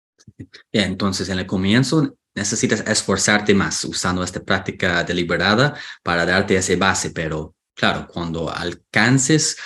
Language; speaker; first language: Spanish; non-native, fluent; English